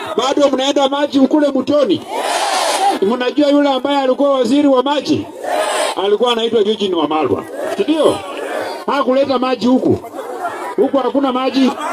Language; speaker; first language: Swahili; non-native, local second language; Luyia